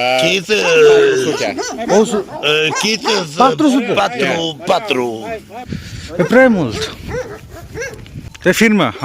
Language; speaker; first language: Romanian; non-native, learner; Bangla